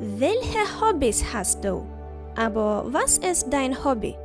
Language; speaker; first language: German; non-native, fluent; Ukrainian